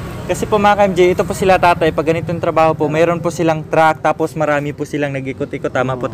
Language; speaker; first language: Filipino; native; Filipino